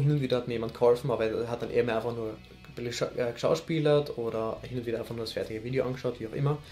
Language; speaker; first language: German; native; German